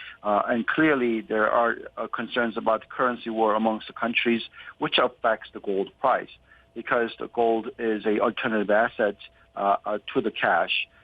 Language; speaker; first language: English; non-native, fluent; Korean